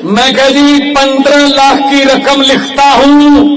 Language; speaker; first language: Hindi; non-native, local second language; Punjabi